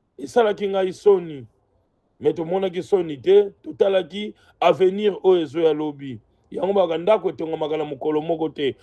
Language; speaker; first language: Lingala; non-native, local second language; Kongo